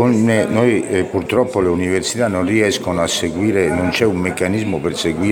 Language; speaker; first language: Italian; native; Italian